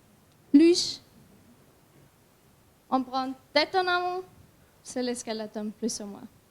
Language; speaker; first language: French; non-native, learner; German